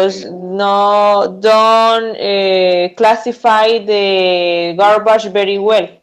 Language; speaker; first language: English; non-native, learner; Spanish